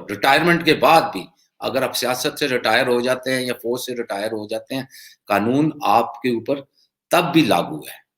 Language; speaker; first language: Urdu; non-native, local second language; Punjabi